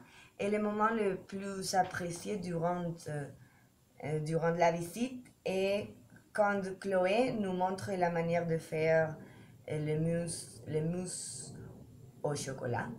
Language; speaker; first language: French; non-native, learner; Spanish